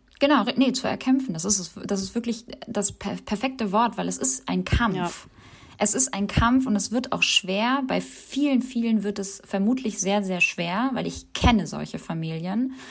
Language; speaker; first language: German; early bilingual, other home language; Albanian